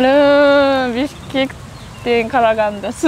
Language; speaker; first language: Kyrgyz; non-native, learner; Japanese